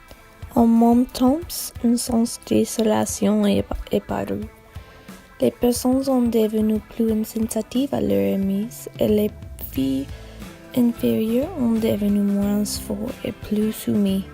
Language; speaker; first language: French; non-native, learner; English